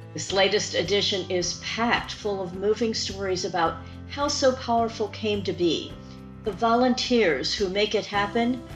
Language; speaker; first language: English; native; English